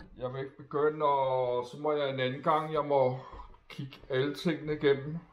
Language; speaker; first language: Danish; native; Danish